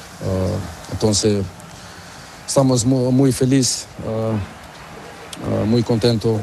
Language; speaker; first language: Spanish; non-native, learner; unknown